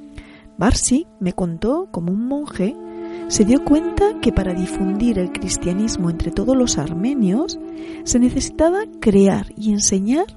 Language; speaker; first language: Spanish; native; Spanish